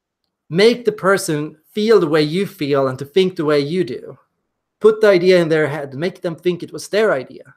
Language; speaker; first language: English; non-native, fluent; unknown